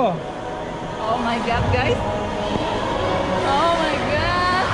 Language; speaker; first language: Russian; non-native, learner; Indonesian